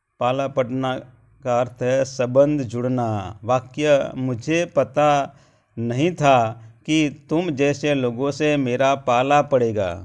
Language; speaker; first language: Hindi; non-native, local second language; Gujarati